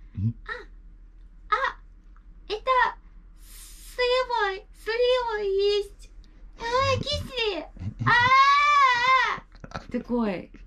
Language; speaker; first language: Russian; non-native, learner; Japanese